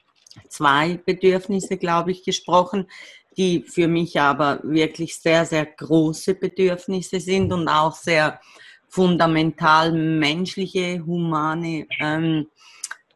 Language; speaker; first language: German; native; German